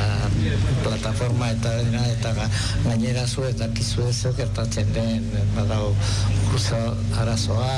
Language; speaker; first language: Basque; non-native, local second language; Spanish